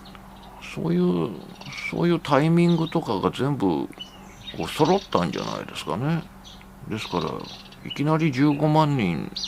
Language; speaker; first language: Japanese; native; Japanese